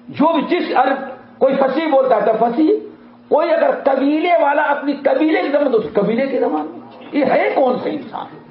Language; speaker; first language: Urdu; native; Urdu